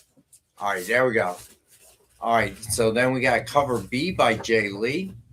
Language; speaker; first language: English; native; English